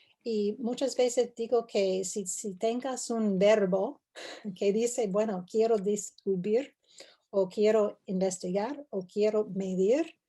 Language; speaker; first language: Spanish; non-native, fluent; English